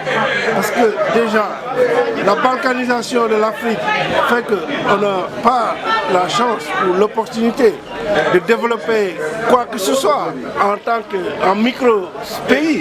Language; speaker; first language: French; non-native, local second language; Wolof